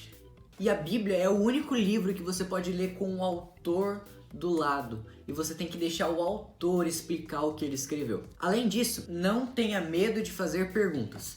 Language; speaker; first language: Portuguese; native; Portuguese